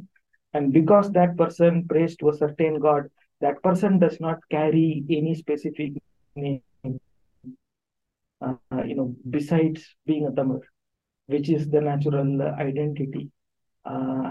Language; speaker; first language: English; non-native, local second language; Tamil